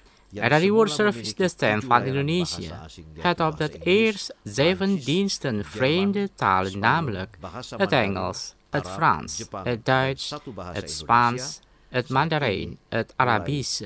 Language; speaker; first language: Dutch; non-native, learner; Indonesian